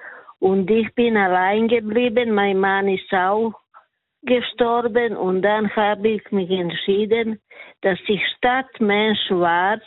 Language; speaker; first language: German; non-native, learner; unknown